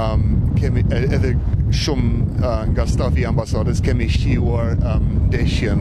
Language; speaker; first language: Albanian; non-native, fluent; English